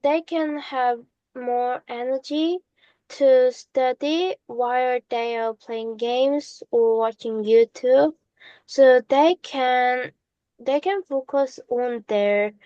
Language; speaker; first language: English; non-native, learner; Korean